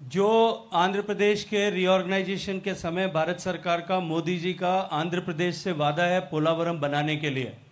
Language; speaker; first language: Hindi; native; Hindi